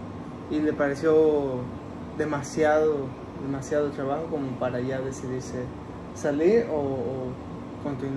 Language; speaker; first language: Spanish; early bilingual, heritage; Spanish